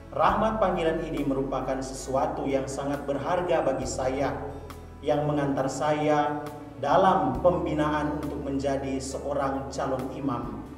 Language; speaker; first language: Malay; native; Malay